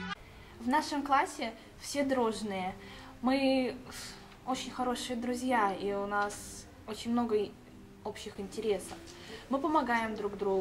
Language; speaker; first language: Russian; early bilingual, heritage; Russian